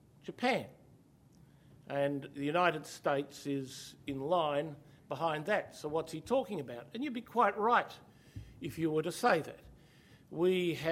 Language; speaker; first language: English; native; English